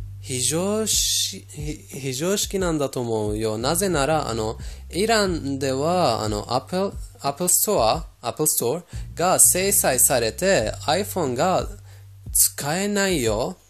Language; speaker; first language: Japanese; non-native, fluent; Persian